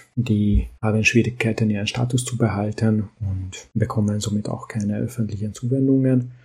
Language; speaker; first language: German; early bilingual, other home language; Hungarian